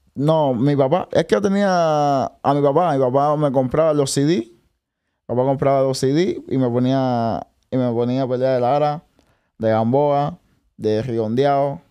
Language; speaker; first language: Spanish; native; Spanish